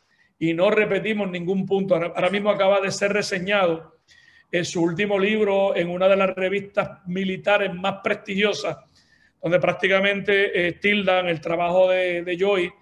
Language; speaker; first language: Spanish; native; Spanish